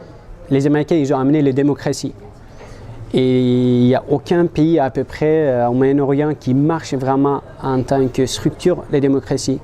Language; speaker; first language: French; non-native, fluent; Turkish